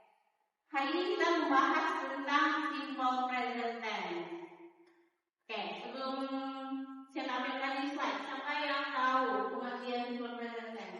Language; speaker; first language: Indonesian; native; Indonesian